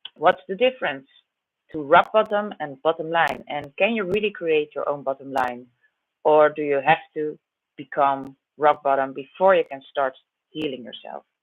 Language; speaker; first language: English; non-native, fluent; Dutch